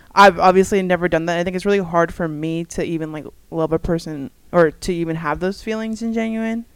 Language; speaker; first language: English; native; English